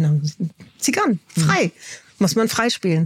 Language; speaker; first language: German; native; German